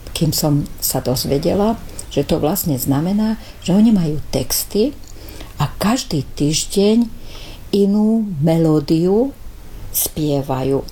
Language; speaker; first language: Slovak; early bilingual, heritage; Slovak